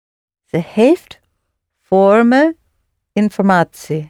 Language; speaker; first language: Dutch; non-native, learner; English